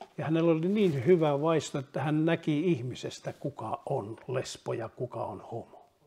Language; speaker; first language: Finnish; native; Finnish